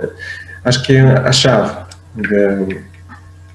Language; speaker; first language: Portuguese; non-native, fluent; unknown